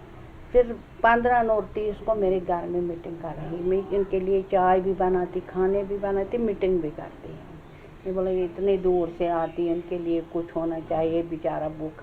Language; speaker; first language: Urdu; non-native, local second language; Kashmiri